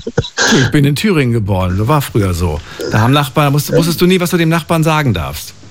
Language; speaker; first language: German; native; German